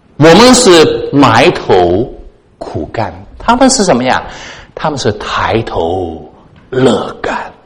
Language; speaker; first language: Chinese; non-native, local second language; Cantonese